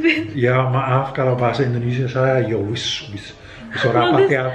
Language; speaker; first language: Indonesian; non-native, fluent; English